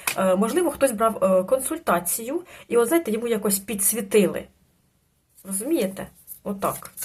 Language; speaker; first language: Ukrainian; non-native, local second language; Russian